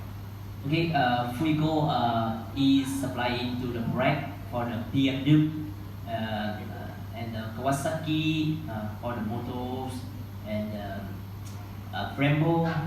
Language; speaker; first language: English; non-native, learner; Vietnamese